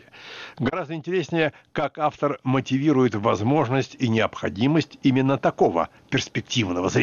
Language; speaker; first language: Russian; native; Russian